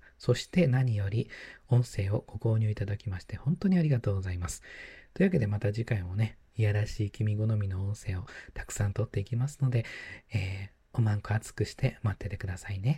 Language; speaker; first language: Japanese; native; Japanese